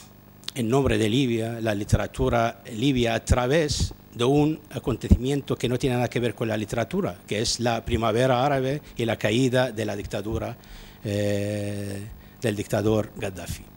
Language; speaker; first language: Spanish; non-native, fluent; Arabic